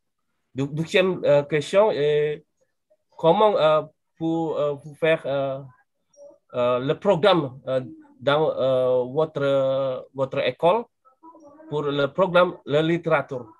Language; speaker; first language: French; non-native, learner; Indonesian